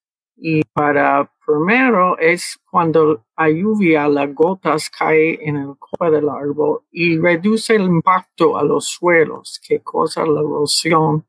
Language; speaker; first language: Spanish; early bilingual, heritage; Spanish